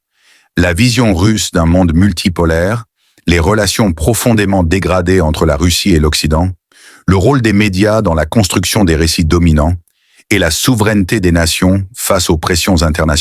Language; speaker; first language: French; native; French